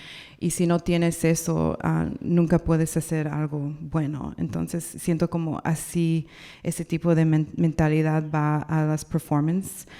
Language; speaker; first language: Spanish; non-native, learner; English